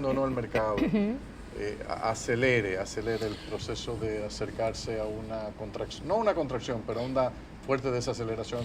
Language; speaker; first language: Spanish; native; Spanish